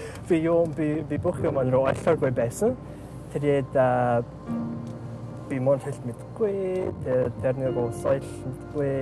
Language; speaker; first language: Mongolian; non-native, learner; English